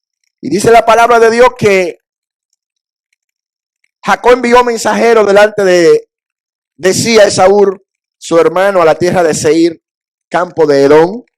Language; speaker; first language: Spanish; native; Spanish